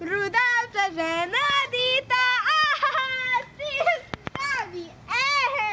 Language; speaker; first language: Spanish; non-native, learner; English